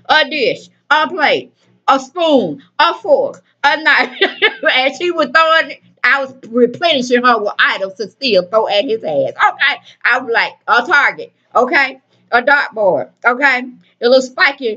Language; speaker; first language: English; native; English